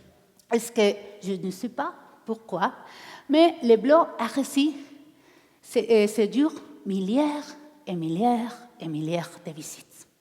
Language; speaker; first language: French; non-native, learner; Spanish